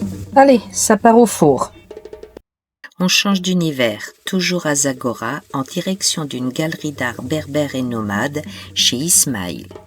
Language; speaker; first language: French; native; French